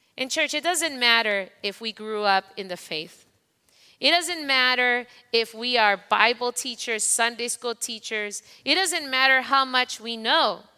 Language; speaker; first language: English; non-native, fluent; Spanish